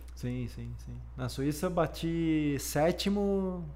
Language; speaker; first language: Portuguese; native; Portuguese